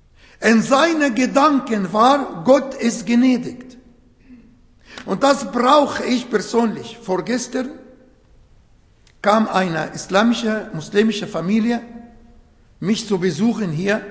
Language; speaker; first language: German; non-native, fluent; Arabic